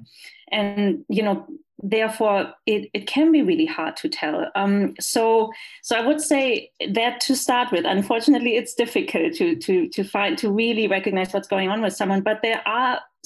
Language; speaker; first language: English; non-native, fluent; German